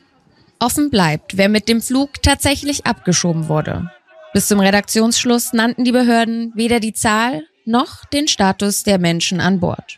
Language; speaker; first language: German; native; German